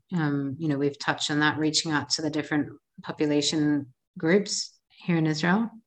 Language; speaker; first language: English; native; English